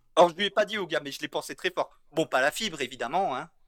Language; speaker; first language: French; native; French